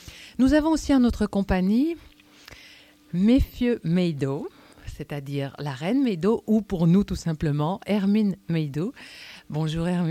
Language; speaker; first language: French; native; French